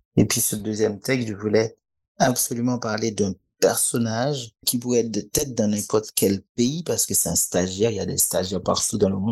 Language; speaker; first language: French; native; French